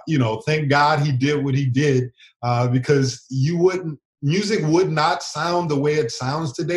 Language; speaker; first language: English; native; English